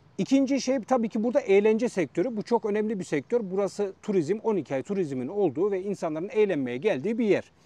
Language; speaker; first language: Turkish; native; Turkish